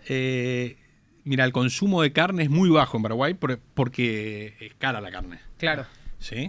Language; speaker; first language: Spanish; native; Spanish